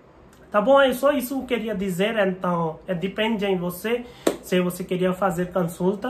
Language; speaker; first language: Portuguese; non-native, learner; Hindi